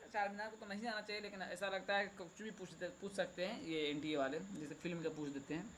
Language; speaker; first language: Urdu; native; Urdu